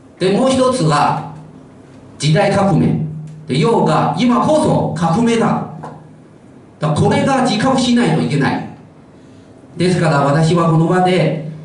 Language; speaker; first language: Japanese; non-native, fluent; Chinese